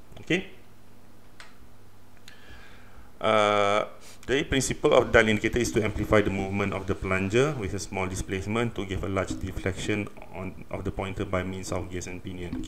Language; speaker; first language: English; non-native, local second language; Malay